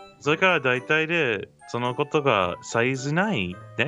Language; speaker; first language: Japanese; non-native, learner; English